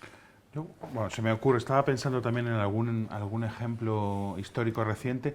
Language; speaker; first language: Spanish; native; Spanish